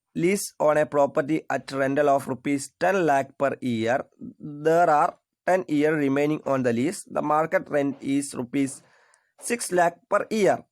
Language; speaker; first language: English; non-native, local second language; Malayalam